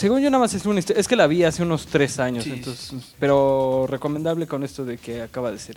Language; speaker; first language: Spanish; native; Spanish